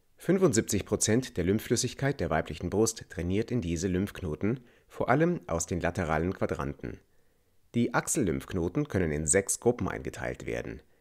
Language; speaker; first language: German; native; German